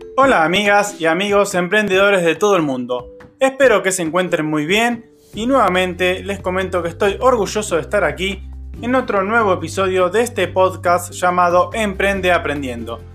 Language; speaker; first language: Spanish; native; Spanish